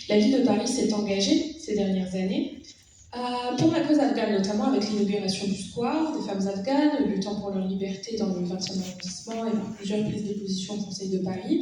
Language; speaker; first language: French; native; French